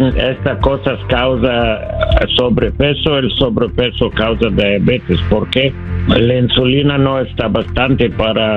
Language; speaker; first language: Spanish; non-native, learner; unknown